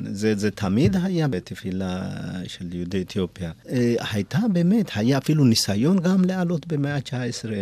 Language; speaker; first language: Hebrew; non-native, fluent; Amharic